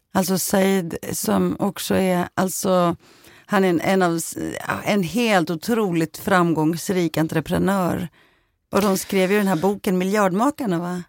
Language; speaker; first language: Swedish; early bilingual, other home language; Greek